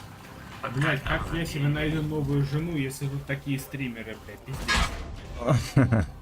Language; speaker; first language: Russian; native; Russian